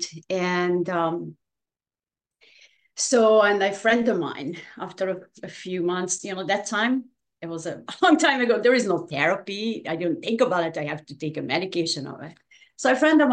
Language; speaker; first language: English; non-native, fluent; Hungarian